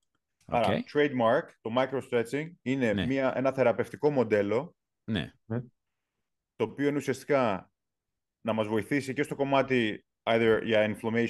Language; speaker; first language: Greek; native; Greek